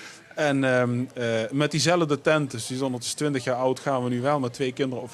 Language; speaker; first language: Dutch; native; Dutch